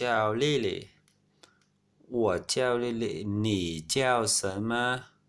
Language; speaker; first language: Chinese; non-native, learner; Vietnamese